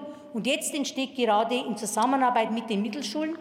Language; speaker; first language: German; native; German